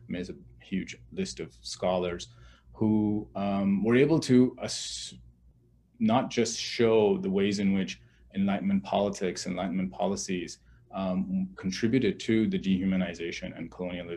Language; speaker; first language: English; non-native, local second language; Urdu